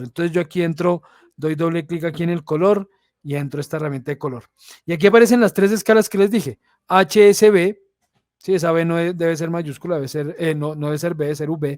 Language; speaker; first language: Spanish; native; Spanish